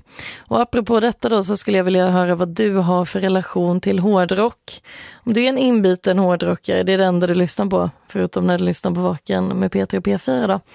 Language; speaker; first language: Swedish; native; Swedish